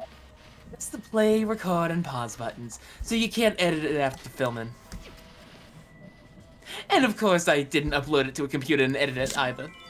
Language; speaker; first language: English; native; English